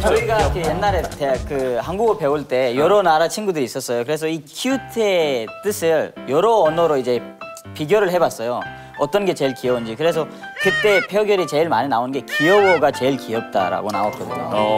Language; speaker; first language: Korean; non-native, fluent; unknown